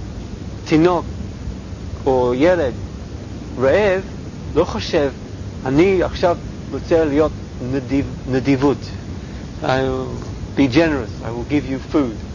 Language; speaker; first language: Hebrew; non-native, fluent; English